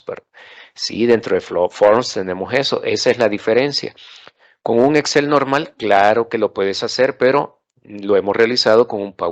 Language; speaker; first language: Spanish; native; Spanish